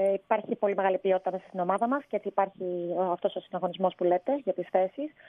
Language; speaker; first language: Greek; native; Greek